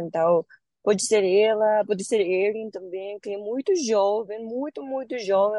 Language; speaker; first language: Portuguese; non-native, learner; Spanish